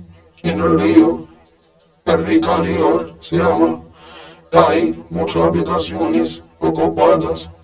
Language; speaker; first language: Spanish; non-native, learner; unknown